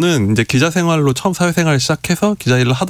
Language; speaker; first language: Korean; native; Korean